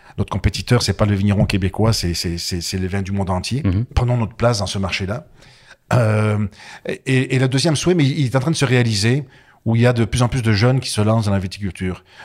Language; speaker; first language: French; native; French